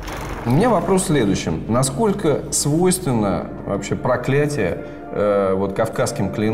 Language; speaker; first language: Russian; native; Russian